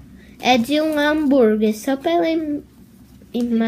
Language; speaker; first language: Portuguese; early bilingual, heritage; Portuguese